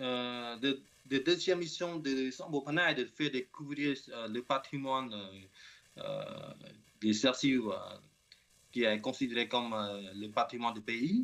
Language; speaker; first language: French; non-native, learner; Khmer